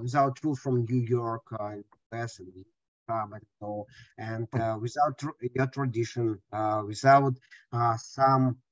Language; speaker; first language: English; non-native, learner; Russian